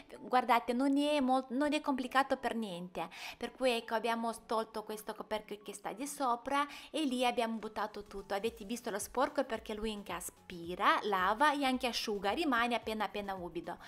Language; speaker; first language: Italian; non-native, fluent; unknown